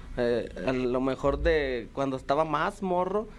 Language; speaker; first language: Spanish; native; Spanish